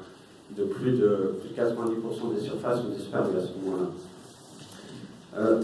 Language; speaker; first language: French; native; French